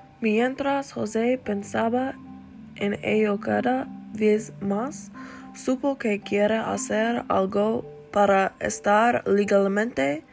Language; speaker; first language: Spanish; non-native, learner; English